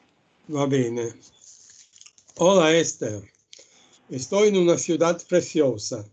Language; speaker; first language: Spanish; non-native, learner; Italian